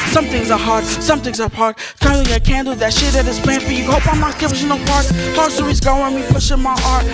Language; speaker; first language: English; native; English